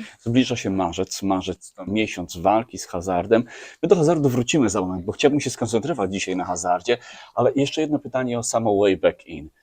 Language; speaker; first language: Polish; native; Polish